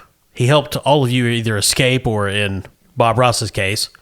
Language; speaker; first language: English; native; English